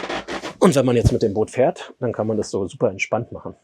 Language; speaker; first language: German; native; German